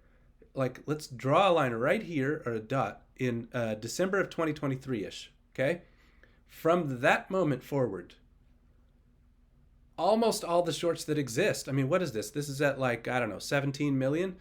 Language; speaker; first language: English; native; English